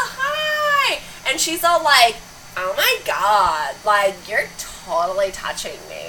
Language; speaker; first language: English; native; English